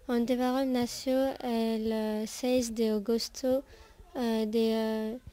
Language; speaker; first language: Spanish; non-native, learner; French